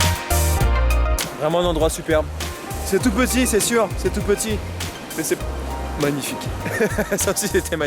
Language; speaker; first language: French; native; French